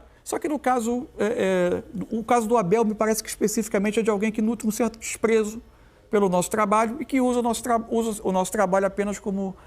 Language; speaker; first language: Portuguese; native; Portuguese